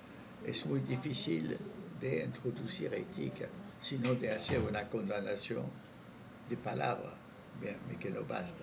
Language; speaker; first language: Spanish; non-native, fluent; French